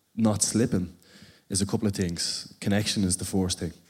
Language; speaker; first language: English; native; English